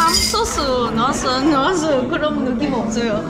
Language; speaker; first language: Korean; non-native, learner; Vietnamese